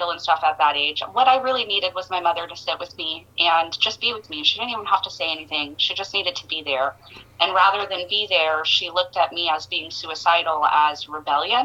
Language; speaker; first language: English; native; English